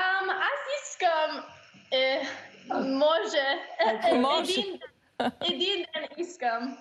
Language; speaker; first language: Bulgarian; early bilingual, heritage; English